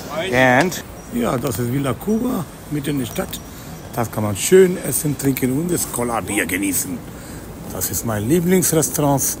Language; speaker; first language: German; non-native, fluent; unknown